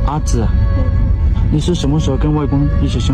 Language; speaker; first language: Chinese; native; Chinese